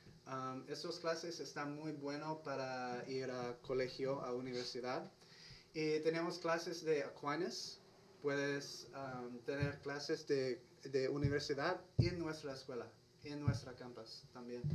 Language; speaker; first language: Spanish; non-native, learner; English